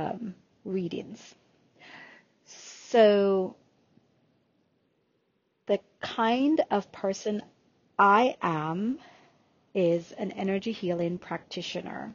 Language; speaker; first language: English; non-native, local second language; Jamaican Creole English